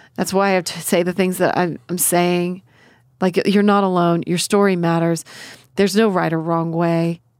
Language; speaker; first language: English; native; English